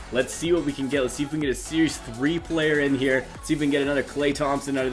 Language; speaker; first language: English; native; English